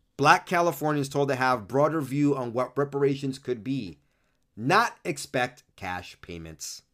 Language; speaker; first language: English; early bilingual, other home language; Spanish